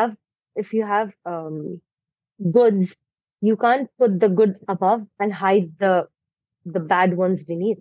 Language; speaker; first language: English; non-native, local second language; Hindi